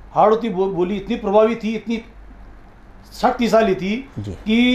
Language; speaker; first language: Hindi; native; Hindi